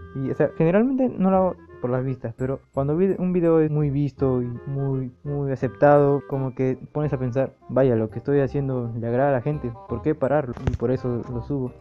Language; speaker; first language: Spanish; native; Spanish